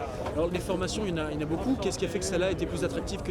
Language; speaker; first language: French; native; French